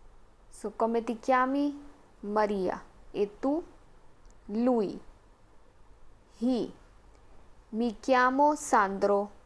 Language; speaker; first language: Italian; non-native, fluent; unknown